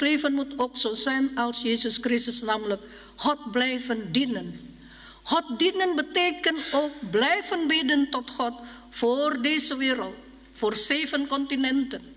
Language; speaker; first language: Dutch; non-native, learner; Indonesian